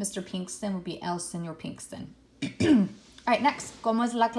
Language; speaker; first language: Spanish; non-native, fluent; English